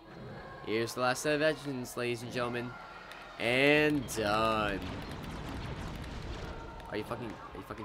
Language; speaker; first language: English; native; English